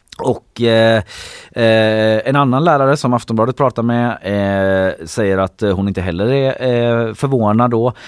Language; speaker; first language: Swedish; native; Swedish